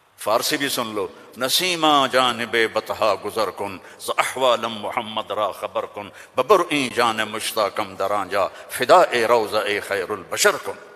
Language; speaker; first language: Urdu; non-native, local second language; Punjabi